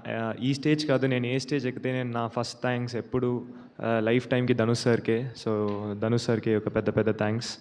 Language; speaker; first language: Telugu; non-native, learner; Tamil